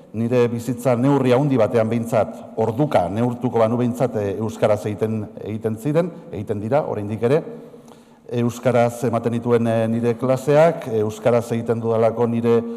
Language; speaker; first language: Basque; non-native, local second language; Spanish